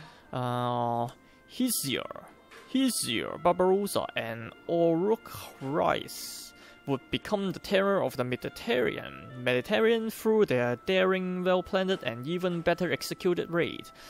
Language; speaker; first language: English; non-native, local second language; Cantonese